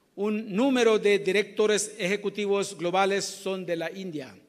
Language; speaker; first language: Spanish; non-native, learner; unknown